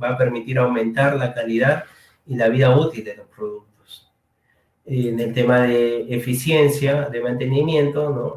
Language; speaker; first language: Spanish; native; Spanish